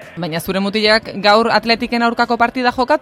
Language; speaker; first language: Basque; native; Basque